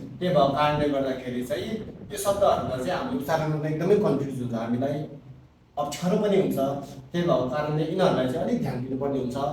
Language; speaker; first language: Nepali; non-native, local second language; Tibetan